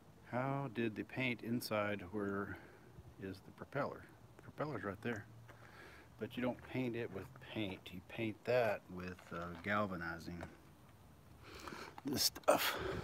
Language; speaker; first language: English; native; English